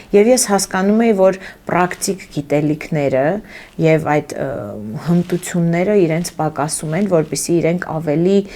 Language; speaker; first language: Armenian; early bilingual, heritage; Armenian